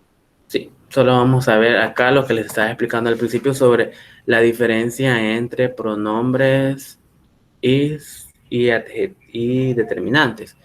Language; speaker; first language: Spanish; native; Spanish